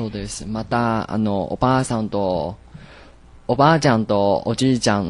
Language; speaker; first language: Japanese; non-native, learner; Chinese